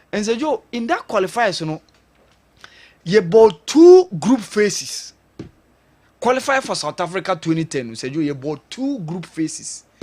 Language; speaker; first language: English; non-native, local second language; Akan